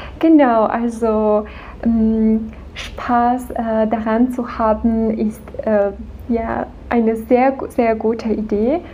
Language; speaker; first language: German; non-native, fluent; Czech